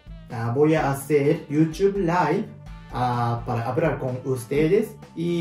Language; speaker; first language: Spanish; non-native, learner; Japanese